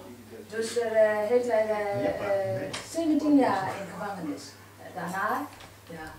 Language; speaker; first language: Dutch; non-native, learner; Burmese